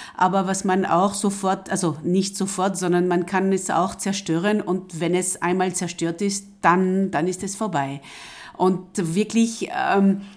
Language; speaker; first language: German; non-native, fluent; French